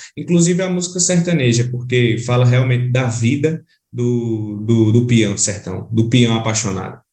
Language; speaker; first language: Portuguese; native; Portuguese